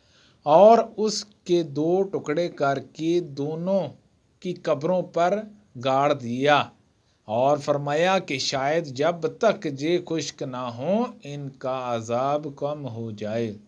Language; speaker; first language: Urdu; native; Urdu